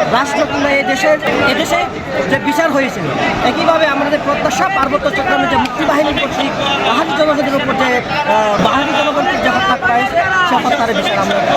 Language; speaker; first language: Bangla; non-native, local second language; Kok Borok